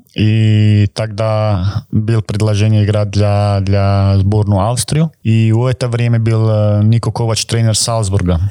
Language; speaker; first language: Russian; non-native, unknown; Croatian